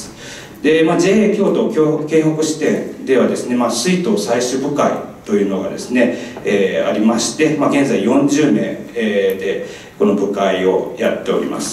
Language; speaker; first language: Japanese; native; Japanese